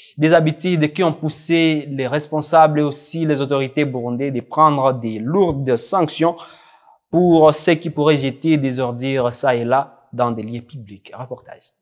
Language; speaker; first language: French; non-native, local second language; Rundi